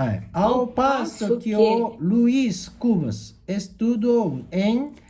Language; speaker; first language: Portuguese; non-native, learner; Japanese